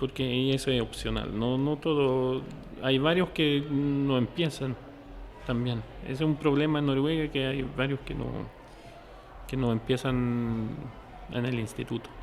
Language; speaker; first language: Spanish; non-native, fluent; Norwegian